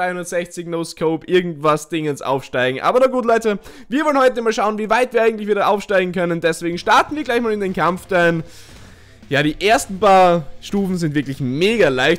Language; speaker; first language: German; native; German